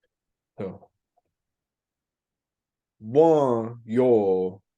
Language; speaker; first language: Chinese; non-native, learner; English